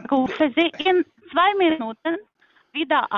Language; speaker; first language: German; non-native, learner; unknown